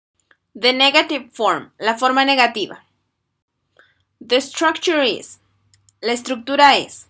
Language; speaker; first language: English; non-native, fluent; Spanish